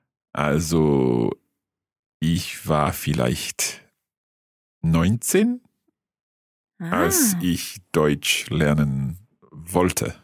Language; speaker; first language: German; non-native, fluent; English